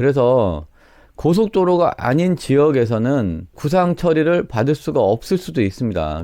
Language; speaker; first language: Korean; native; Korean